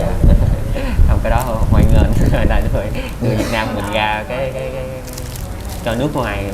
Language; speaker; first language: Vietnamese; native; Vietnamese